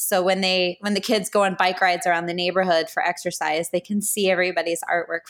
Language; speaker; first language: English; native; English